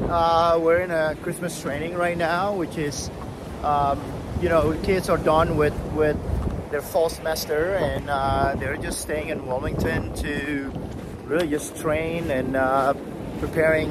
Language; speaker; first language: English; non-native, fluent; Indonesian